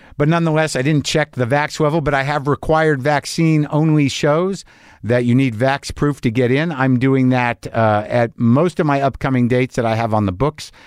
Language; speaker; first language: English; native; English